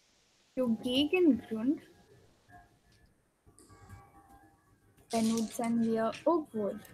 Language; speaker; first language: German; non-native, fluent; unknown